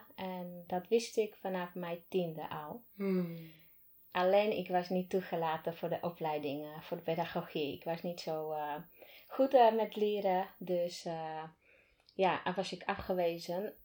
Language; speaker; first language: Dutch; non-native, fluent; Slovak